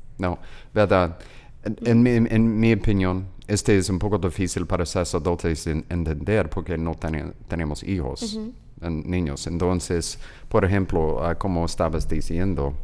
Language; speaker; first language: Spanish; non-native, learner; English